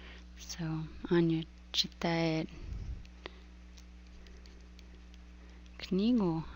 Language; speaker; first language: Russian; non-native, fluent; English